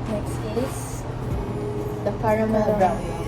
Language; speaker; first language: English; non-native, local second language; Filipino